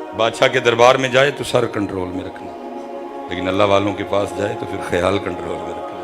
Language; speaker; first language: Urdu; non-native, local second language; Punjabi